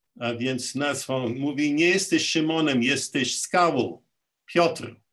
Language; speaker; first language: Polish; early bilingual, heritage; Polish